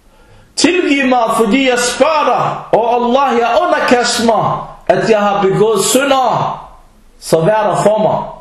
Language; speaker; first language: Danish; early bilingual, other home language; Arabic